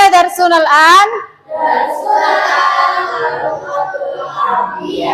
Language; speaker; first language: Arabic; non-native, fluent; Indonesian